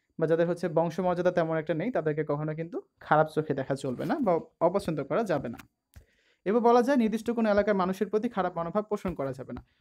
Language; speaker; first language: Bangla; native; Bangla